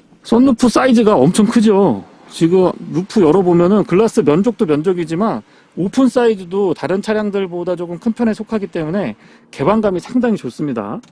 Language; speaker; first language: Korean; native; Korean